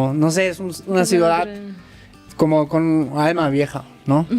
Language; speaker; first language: Spanish; native; Spanish